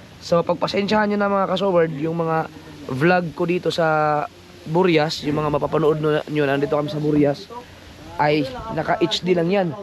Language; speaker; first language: Filipino; non-native, local second language; Cebuano